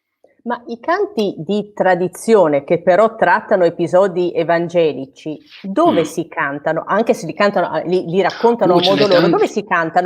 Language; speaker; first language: Italian; native; Italian